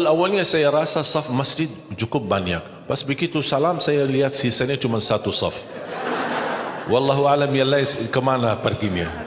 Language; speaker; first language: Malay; non-native, fluent; Arabic